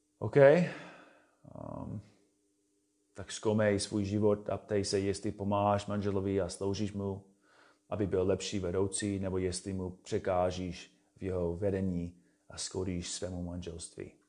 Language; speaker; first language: Czech; non-native, fluent; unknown